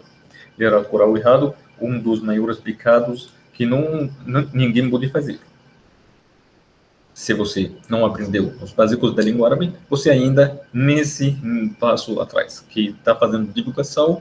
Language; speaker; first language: Portuguese; non-native, fluent; Arabic